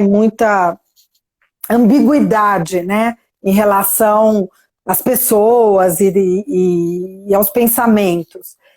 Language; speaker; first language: Portuguese; native; Portuguese